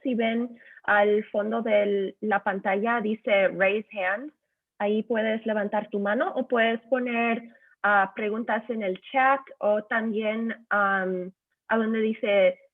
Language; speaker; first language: Spanish; early bilingual, heritage; Spanish